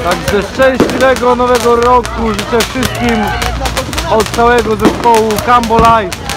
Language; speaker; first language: Polish; native; Polish